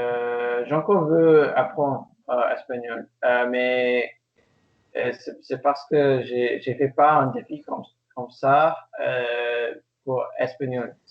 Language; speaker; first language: French; non-native, learner; English